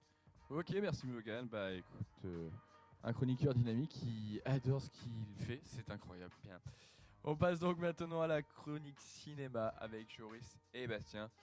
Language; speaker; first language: French; native; French